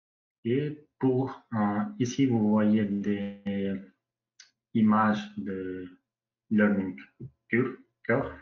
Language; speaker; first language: French; non-native, learner; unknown